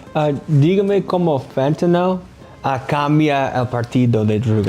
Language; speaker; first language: Spanish; non-native, learner; English